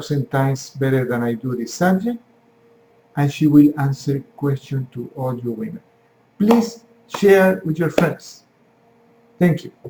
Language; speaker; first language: English; non-native, fluent; Spanish